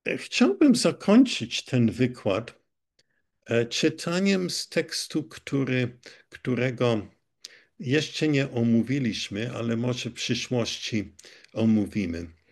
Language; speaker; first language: Polish; early bilingual, heritage; Polish